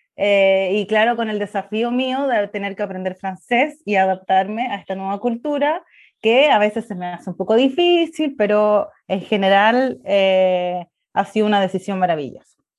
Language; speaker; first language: Spanish; native; Spanish